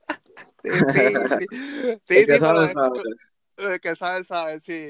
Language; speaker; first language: Spanish; native; Spanish